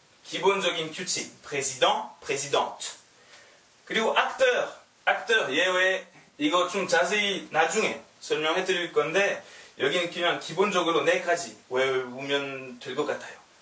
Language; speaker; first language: Korean; non-native, learner; French